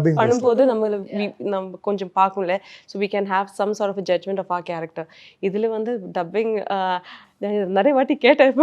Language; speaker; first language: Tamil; non-native, learner; Malayalam